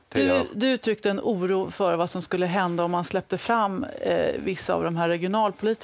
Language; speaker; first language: Swedish; native; Swedish